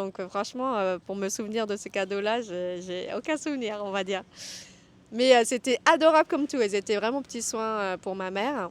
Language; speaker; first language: French; early bilingual, other home language; Vietnamese